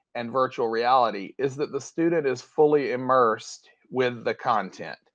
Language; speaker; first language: English; native; English